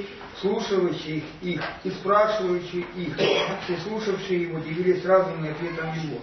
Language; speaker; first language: Russian; native; Russian